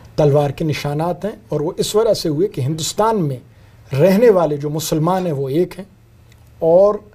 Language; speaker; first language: Urdu; non-native, local second language; Brahui